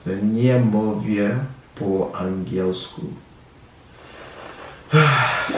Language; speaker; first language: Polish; non-native, learner; English